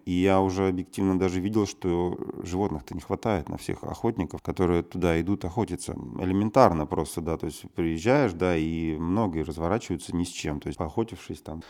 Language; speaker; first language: Russian; native; Russian